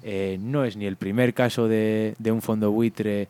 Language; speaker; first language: Spanish; native; Spanish